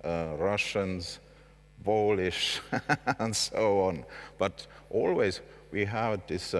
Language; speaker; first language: English; non-native, fluent; Estonian